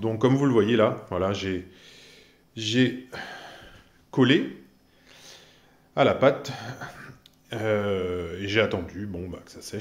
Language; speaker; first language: French; native; French